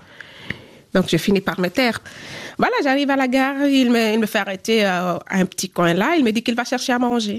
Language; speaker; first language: French; non-native, local second language; Fula